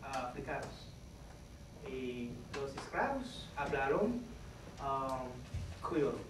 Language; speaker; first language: Spanish; non-native, fluent; Haitian Creole